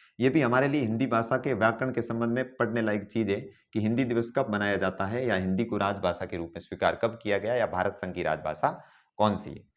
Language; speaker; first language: Hindi; native; Hindi